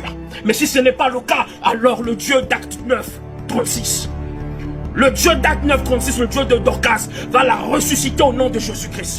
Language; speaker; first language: French; non-native, local second language; Lingala